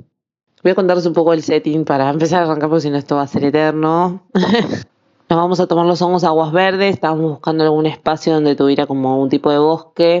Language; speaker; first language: Spanish; native; Spanish